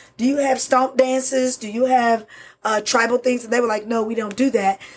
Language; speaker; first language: English; early bilingual, other home language; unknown